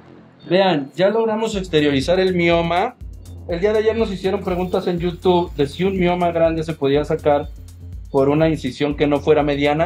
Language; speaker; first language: Spanish; native; Spanish